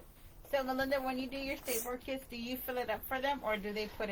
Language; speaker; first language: English; native; English